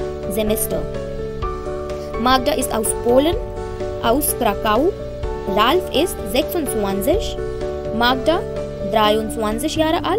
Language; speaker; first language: German; non-native, fluent; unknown